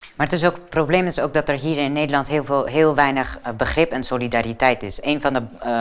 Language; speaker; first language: Dutch; non-native, fluent; Persian